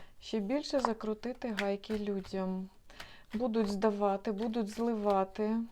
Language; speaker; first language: Ukrainian; non-native, local second language; Russian